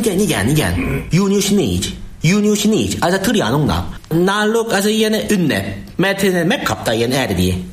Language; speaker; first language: Hungarian; non-native, learner; Korean